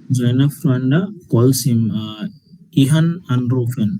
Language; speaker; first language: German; non-native, learner; Hindi